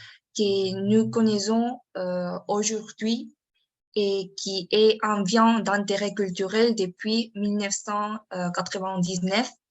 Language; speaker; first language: French; non-native, learner; Spanish